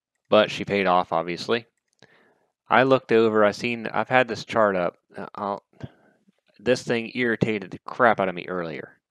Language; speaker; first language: English; native; English